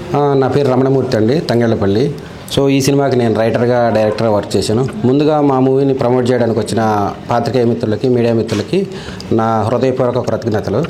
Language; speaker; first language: Telugu; native; Telugu